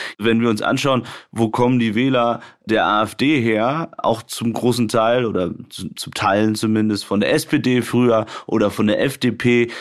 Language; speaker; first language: German; native; German